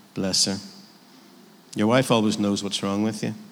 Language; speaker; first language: English; native; English